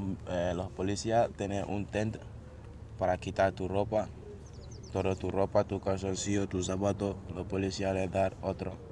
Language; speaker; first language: Spanish; non-native, learner; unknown